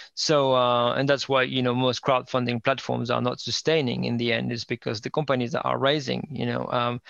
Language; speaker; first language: English; non-native, fluent; French